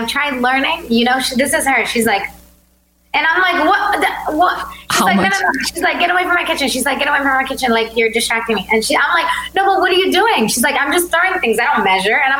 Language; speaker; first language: English; early bilingual, other home language; Albanian